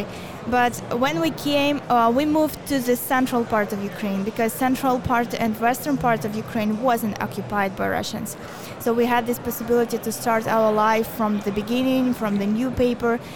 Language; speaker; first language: English; non-native, fluent; Ukrainian